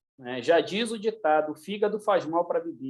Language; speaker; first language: Portuguese; native; Portuguese